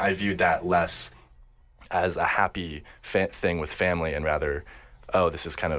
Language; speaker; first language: English; native; English